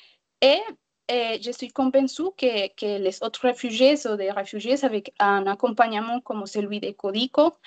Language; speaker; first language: French; non-native, learner; Spanish